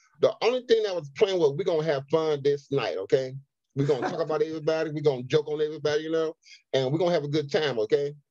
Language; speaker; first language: English; native; English